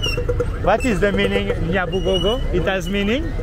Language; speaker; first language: English; non-native, fluent; French